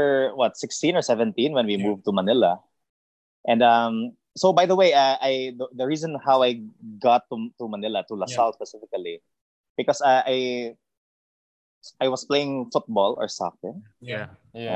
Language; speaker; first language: English; non-native, local second language; Cebuano